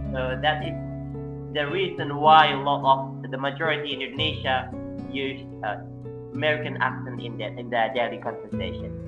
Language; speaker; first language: English; non-native, fluent; Indonesian